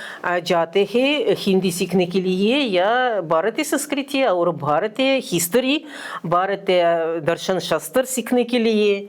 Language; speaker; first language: Hindi; non-native, fluent; Russian